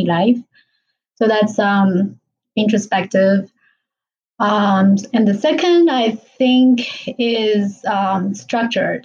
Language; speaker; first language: English; non-native, fluent; Chinese